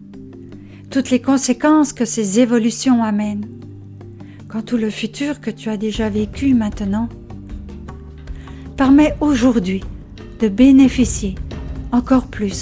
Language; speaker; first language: French; native; French